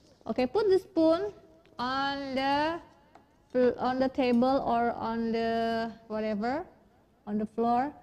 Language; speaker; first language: English; non-native, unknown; Indonesian